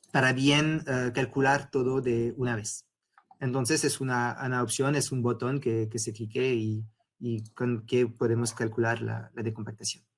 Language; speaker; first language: Spanish; non-native, fluent; French